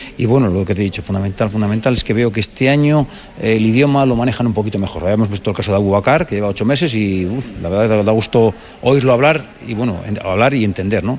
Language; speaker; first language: Spanish; native; Spanish